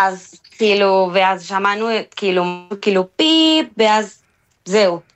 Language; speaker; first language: Hebrew; non-native, learner; Spanish